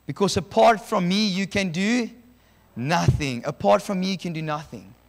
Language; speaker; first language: English; non-native, local second language; Afrikaans